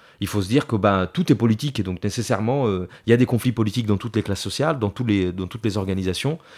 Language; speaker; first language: French; non-native, fluent; Italian